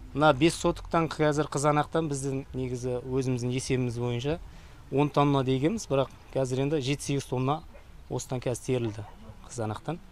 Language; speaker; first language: Kazakh; native; Kazakh